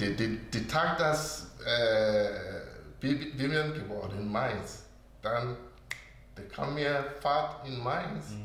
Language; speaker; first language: German; non-native, learner; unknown